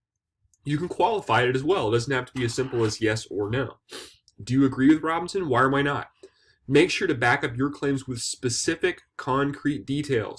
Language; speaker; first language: English; native; English